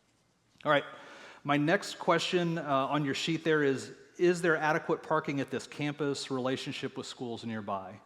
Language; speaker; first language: English; native; English